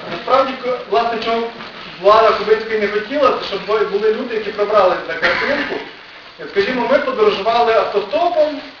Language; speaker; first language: Ukrainian; native; Ukrainian